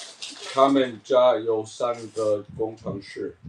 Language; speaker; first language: Chinese; non-native, learner; English